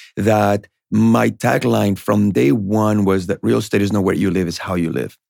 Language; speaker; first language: English; non-native, fluent; Spanish